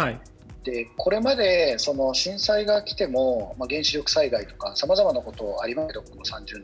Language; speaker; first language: Japanese; native; Japanese